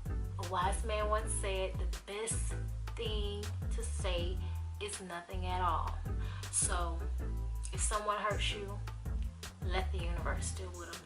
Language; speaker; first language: English; native; English